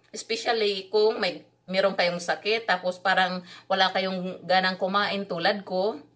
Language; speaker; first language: Filipino; non-native, local second language; Cebuano